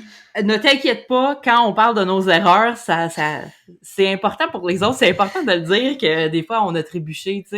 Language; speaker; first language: French; native; French